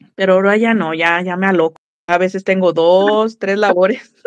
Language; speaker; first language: Spanish; native; Spanish